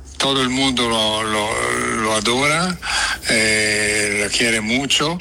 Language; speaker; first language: Spanish; non-native, fluent; Italian